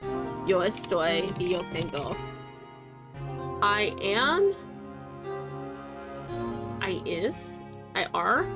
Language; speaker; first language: Spanish; non-native, learner; English